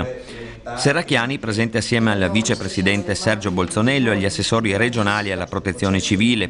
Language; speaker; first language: Italian; native; Italian